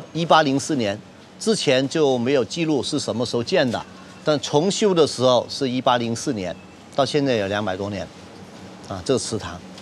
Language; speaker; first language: Chinese; native; Chinese